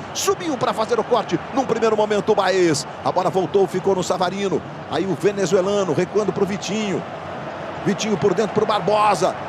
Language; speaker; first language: Portuguese; native; Portuguese